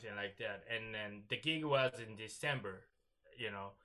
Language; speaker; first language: English; non-native, learner; Japanese